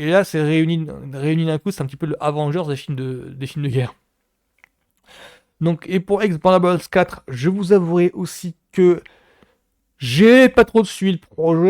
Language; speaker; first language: French; native; French